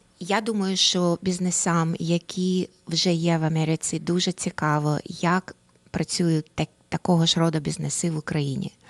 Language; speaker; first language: Ukrainian; non-native, local second language; Russian